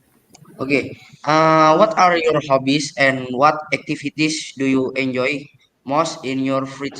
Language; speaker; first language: English; non-native, learner; Indonesian